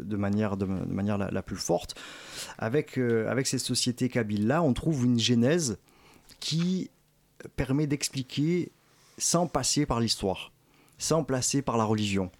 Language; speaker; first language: French; native; French